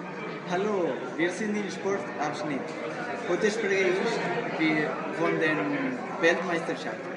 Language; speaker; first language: German; non-native, learner; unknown